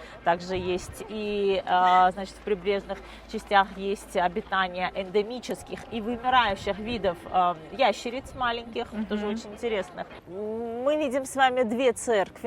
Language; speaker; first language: Russian; native; Russian